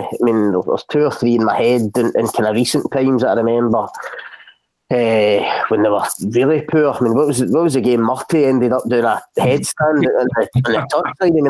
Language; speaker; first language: English; native; English